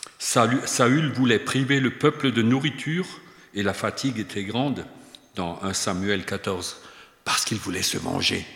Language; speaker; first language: French; native; French